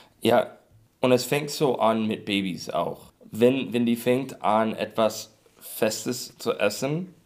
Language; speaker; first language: German; non-native, learner; English